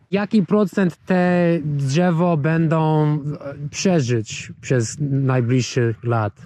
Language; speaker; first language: Polish; non-native, learner; English